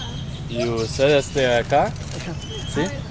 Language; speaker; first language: Spanish; non-native, learner; English